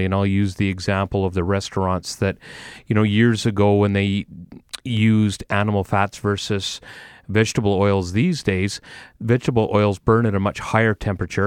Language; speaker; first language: English; native; English